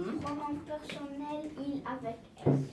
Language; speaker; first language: French; non-native, learner; Arabic